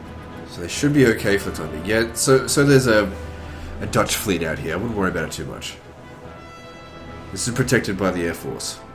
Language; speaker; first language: English; native; English